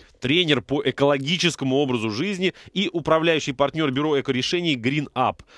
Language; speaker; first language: Russian; native; Russian